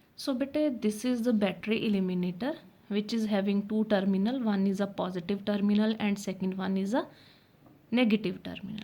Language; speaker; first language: English; non-native, local second language; Punjabi